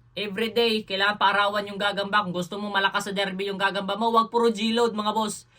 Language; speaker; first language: Filipino; non-native, local second language; Cebuano